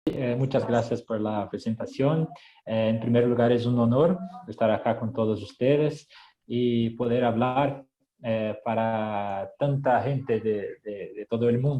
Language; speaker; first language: Spanish; non-native, fluent; Portuguese